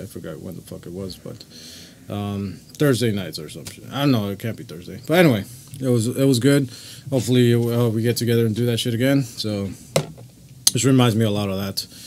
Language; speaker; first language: English; native; English